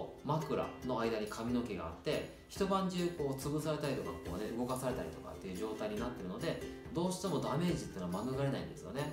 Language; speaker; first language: Japanese; native; Japanese